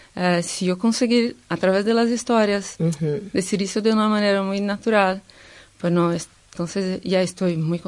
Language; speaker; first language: Spanish; non-native, fluent; Portuguese